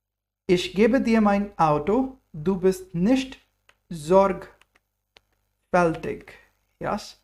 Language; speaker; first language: German; non-native, fluent; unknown